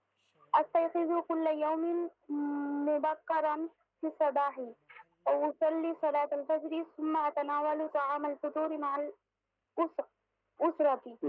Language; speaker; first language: Arabic; non-native, learner; Bangla